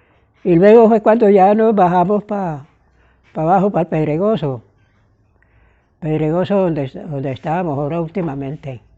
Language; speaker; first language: Spanish; native; Spanish